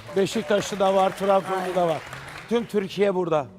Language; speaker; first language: Turkish; native; Turkish